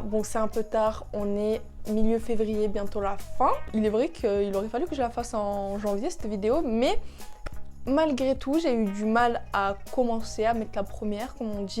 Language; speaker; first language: French; native; French